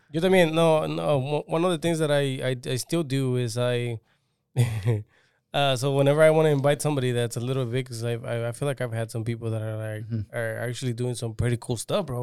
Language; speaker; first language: English; early bilingual, other home language; Spanish